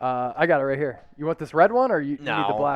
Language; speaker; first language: English; native; English